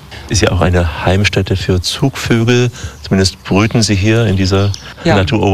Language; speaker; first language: German; native; German